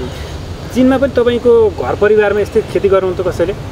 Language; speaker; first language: Nepali; native; Nepali